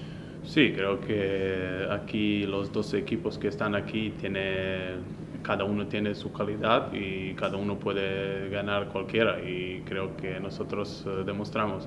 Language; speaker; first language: Spanish; non-native, fluent; Slovenian